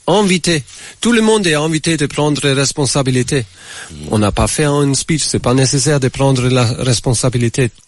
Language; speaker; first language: French; non-native, learner; German